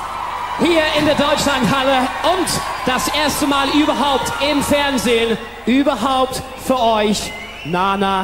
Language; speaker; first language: German; native; German